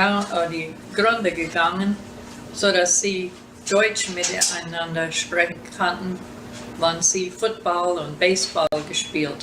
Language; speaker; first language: German; early bilingual, heritage; German